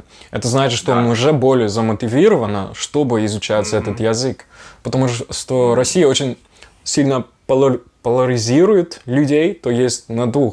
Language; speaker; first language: Russian; non-native, fluent; Dutch